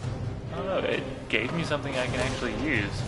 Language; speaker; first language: English; native; English